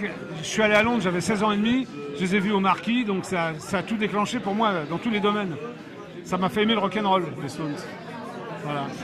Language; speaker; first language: French; native; French